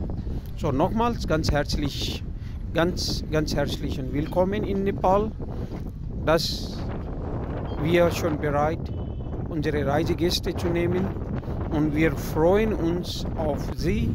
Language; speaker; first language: German; non-native, learner; Nepali